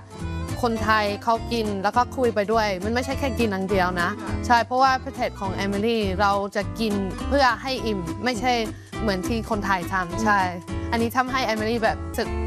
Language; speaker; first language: Thai; non-native, fluent; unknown